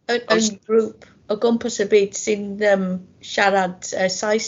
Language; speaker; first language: Welsh; non-native, learner; English